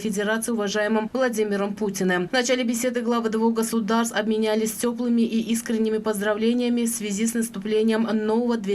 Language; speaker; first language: Russian; non-native, local second language; Tajik